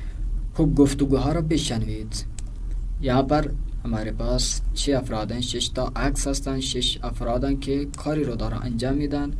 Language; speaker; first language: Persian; non-native, fluent; Urdu